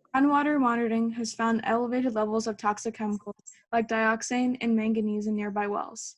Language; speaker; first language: English; native; English